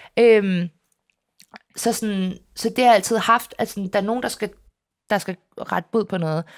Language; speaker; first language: Danish; native; Danish